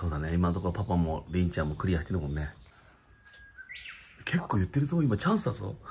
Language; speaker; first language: Japanese; native; Japanese